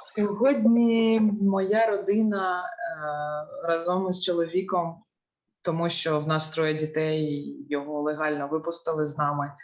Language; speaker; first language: Ukrainian; non-native, local second language; Russian